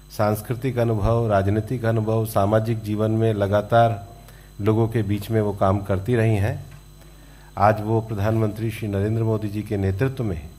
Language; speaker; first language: Hindi; native; Hindi